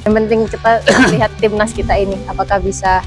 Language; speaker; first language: Indonesian; native; Indonesian